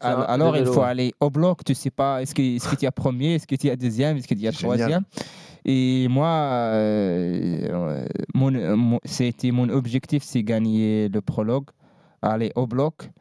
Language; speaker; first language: French; non-native, learner; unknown